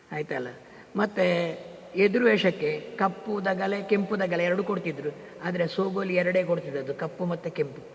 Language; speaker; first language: Kannada; non-native, local second language; Tulu